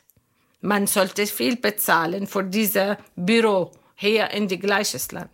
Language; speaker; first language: German; non-native, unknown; Arabic